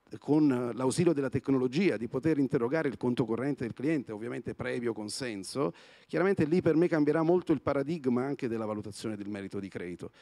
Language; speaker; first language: Italian; native; Italian